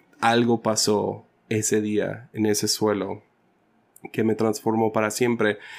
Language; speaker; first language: Spanish; early bilingual, other home language; English